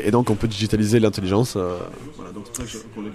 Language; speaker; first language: French; native; French